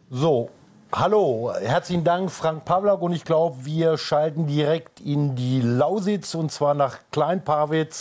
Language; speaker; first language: German; native; German